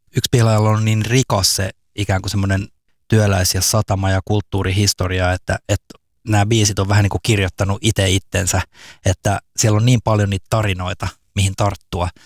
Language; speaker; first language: Finnish; native; Finnish